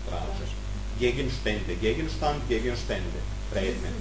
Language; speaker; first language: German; non-native, fluent; Serbian